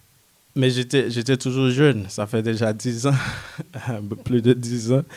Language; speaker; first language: French; non-native, local second language; Haitian Creole